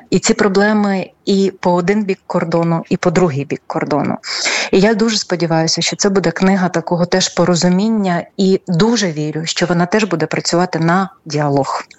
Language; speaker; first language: Ukrainian; native; Ukrainian